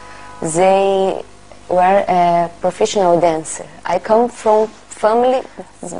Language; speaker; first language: English; non-native, learner; Portuguese